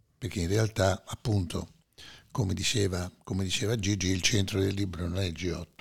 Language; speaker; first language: Italian; native; Italian